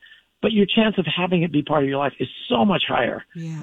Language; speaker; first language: English; native; English